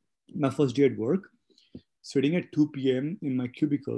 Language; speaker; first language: English; non-native, local second language; Hindi